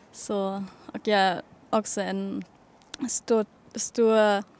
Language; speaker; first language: Swedish; non-native, fluent; German